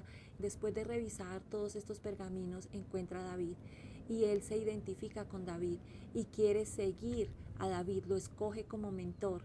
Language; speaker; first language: Spanish; native; Spanish